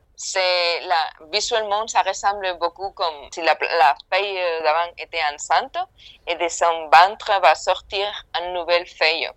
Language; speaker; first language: French; non-native, fluent; Spanish